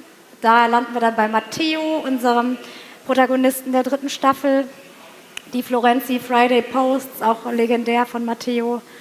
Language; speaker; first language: German; native; German